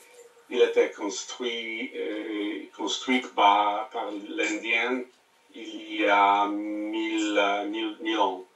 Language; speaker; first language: French; non-native, learner; English